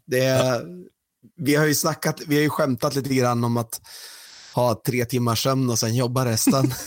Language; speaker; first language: Swedish; native; Swedish